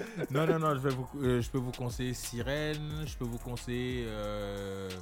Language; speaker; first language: French; native; French